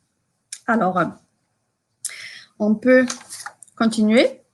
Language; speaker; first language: French; non-native, fluent; German